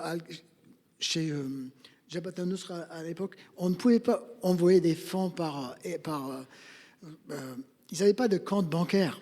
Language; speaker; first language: French; non-native, fluent; English